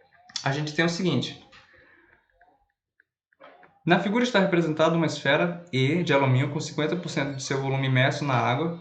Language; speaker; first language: Portuguese; native; Portuguese